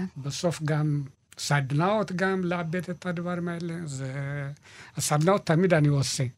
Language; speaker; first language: Hebrew; non-native, fluent; Amharic